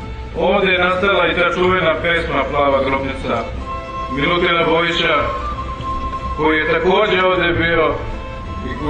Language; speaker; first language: Bosnian; native; Bosnian